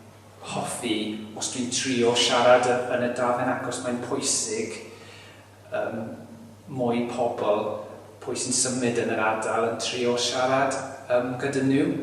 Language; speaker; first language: Welsh; non-native, learner; English